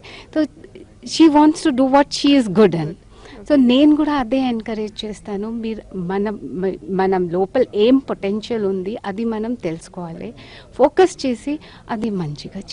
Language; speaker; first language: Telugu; non-native, local second language; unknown